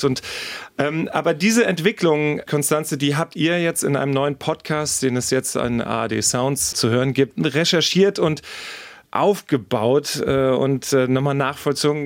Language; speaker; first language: German; native; German